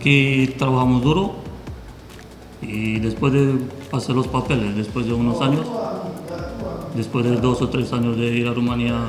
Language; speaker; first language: Spanish; non-native, fluent; Romanian